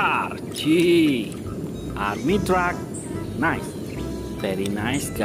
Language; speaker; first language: English; non-native, learner; Indonesian